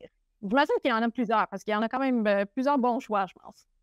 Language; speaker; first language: French; native; French